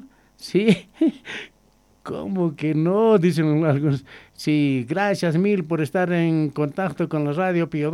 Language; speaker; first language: Spanish; native; Spanish